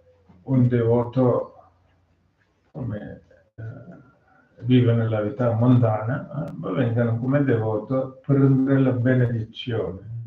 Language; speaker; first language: Italian; non-native, learner; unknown